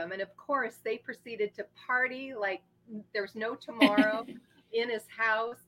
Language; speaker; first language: English; native; English